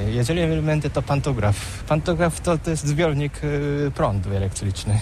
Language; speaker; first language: Polish; non-native, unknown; Japanese